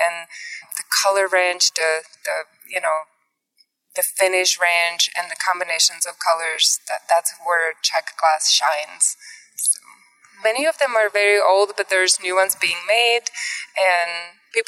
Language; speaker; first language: English; non-native, fluent; Czech